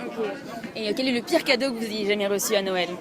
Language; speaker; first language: French; native; French